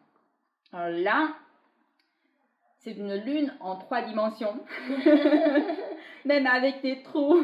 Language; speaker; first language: French; non-native, fluent; Chinese